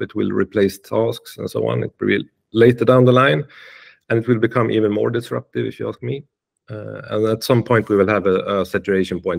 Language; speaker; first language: English; non-native, fluent; Swedish